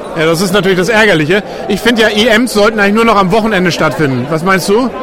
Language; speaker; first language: German; native; German